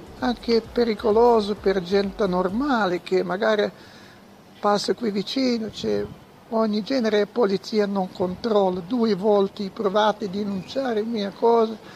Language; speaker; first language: Italian; non-native, learner; Russian